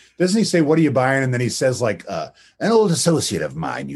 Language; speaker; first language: English; native; English